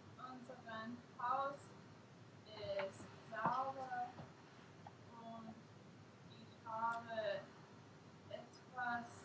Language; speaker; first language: German; non-native, learner; English